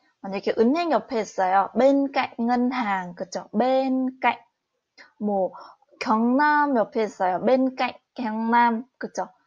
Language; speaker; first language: Korean; non-native, fluent; Vietnamese